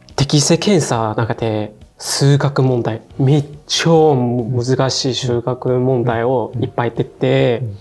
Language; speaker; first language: Japanese; non-native, fluent; Chinese